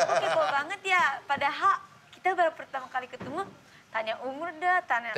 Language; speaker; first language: Indonesian; non-native, fluent; Japanese